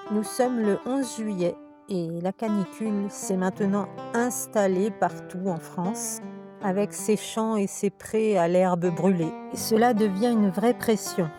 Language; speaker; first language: French; native; French